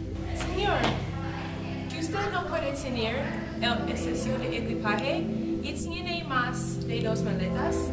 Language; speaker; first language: Spanish; non-native, learner; English